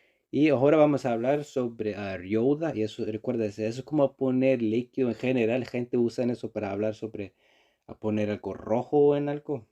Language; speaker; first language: Spanish; non-native, learner; Icelandic